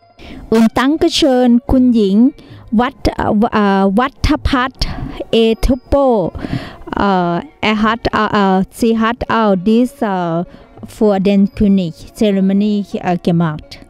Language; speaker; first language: German; non-native, learner; Thai